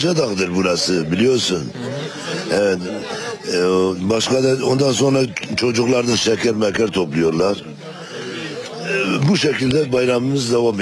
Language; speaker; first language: Turkish; non-native, local second language; Kurdish